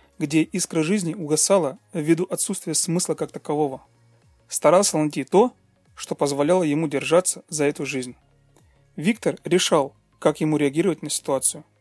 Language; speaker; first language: Russian; native; Russian